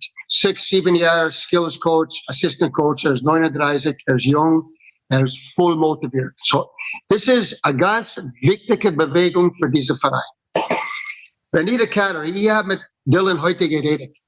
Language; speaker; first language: German; non-native, learner; English